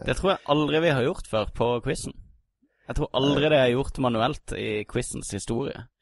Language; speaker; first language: Norwegian; native; Norwegian